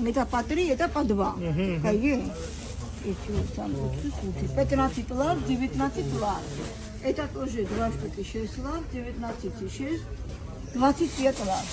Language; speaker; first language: Russian; non-native, fluent; Georgian